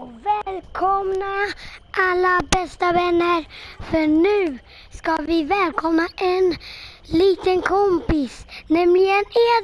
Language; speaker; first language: Swedish; native; Swedish